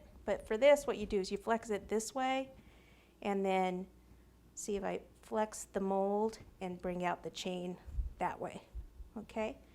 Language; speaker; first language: English; native; English